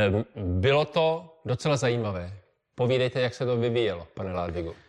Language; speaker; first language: Czech; native; Czech